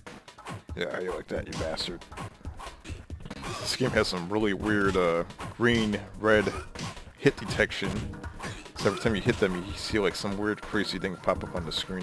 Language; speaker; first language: English; native; English